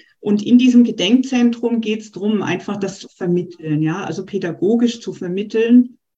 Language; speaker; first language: German; native; German